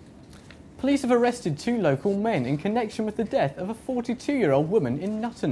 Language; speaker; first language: English; native; English